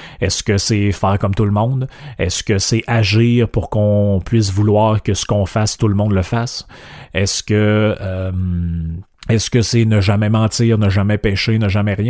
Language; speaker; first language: French; native; French